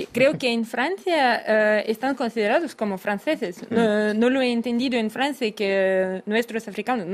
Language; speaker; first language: Spanish; non-native, fluent; Russian